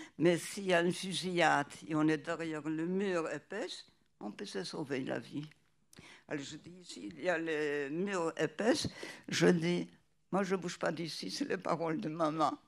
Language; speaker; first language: French; non-native, fluent; Polish